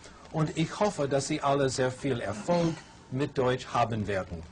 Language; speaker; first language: German; non-native, fluent; English